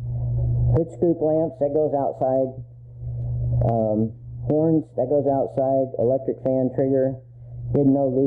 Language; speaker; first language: English; native; English